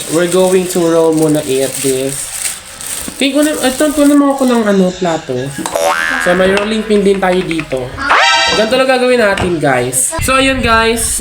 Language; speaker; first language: Filipino; native; Filipino